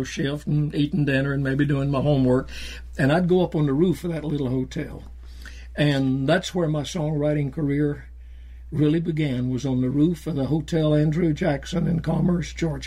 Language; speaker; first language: English; native; English